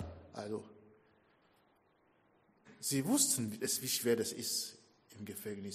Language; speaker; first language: German; non-native, fluent; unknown